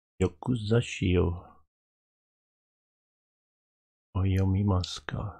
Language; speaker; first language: Japanese; non-native, learner; English